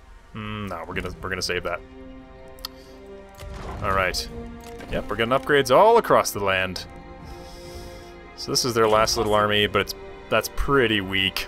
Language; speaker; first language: English; native; English